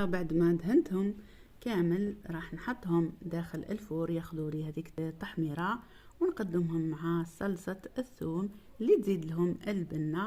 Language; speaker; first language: Arabic; native; Arabic